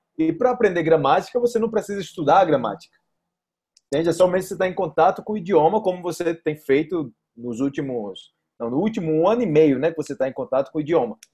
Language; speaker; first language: Portuguese; native; Portuguese